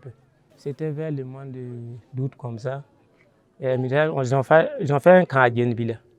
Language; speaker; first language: French; non-native, local second language; Mossi